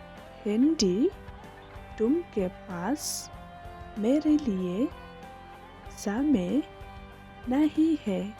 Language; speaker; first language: Hindi; non-native, local second language; Khasi